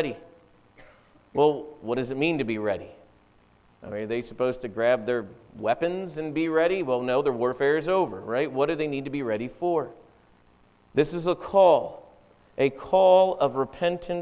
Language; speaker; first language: English; native; English